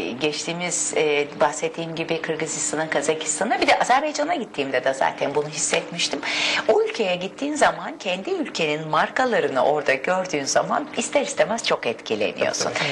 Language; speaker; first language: Turkish; native; Turkish